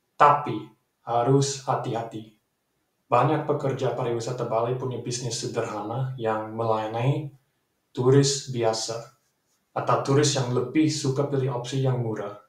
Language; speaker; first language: Indonesian; non-native, fluent; English